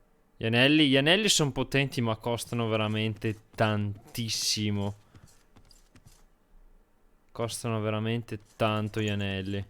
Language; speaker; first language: Italian; native; Italian